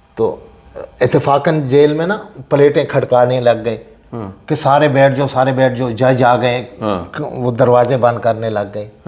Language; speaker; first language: Urdu; non-native, local second language; Punjabi